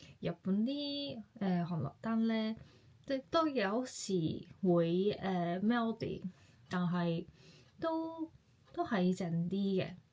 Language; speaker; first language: Cantonese; non-native, fluent; Japanese